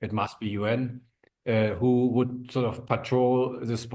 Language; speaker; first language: English; non-native, fluent; German